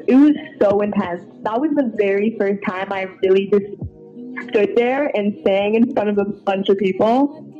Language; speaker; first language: English; native; English